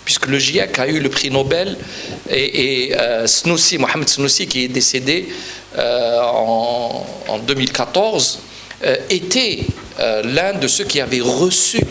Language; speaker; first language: French; non-native, local second language; Arabic